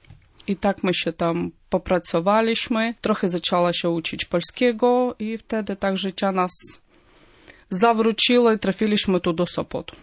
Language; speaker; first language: Polish; non-native, fluent; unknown